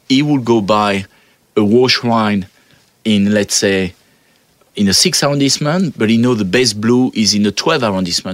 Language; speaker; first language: English; non-native, fluent; French